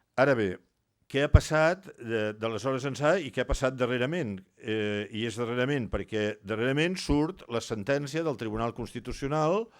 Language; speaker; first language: Catalan; non-native, local second language; Occitan